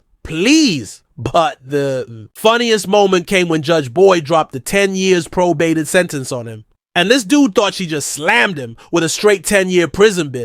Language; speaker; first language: English; native; English